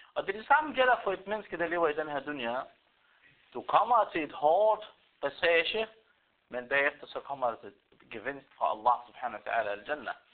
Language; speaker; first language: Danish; non-native, fluent; Arabic